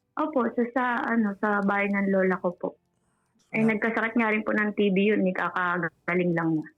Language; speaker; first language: Filipino; native; Filipino